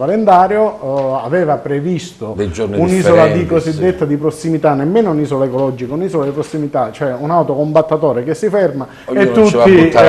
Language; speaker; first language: Italian; native; Italian